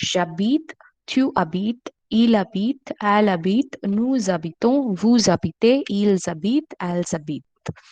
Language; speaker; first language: French; non-native, learner; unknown